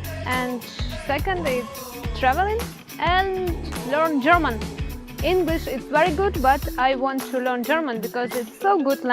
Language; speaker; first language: English; non-native, learner; Ukrainian